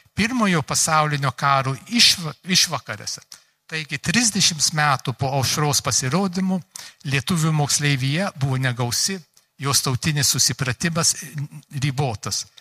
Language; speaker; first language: Lithuanian; early bilingual, heritage; Lithuanian